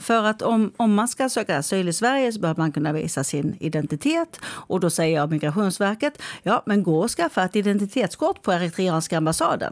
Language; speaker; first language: Swedish; native; Swedish